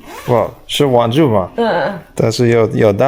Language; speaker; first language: Chinese; non-native, learner; English